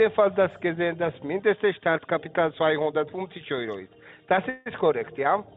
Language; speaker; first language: German; non-native, learner; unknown